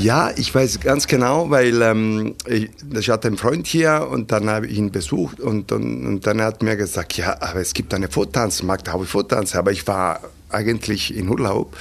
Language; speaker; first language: German; non-native, fluent; Italian